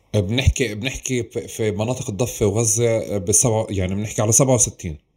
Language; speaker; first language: Arabic; native; Arabic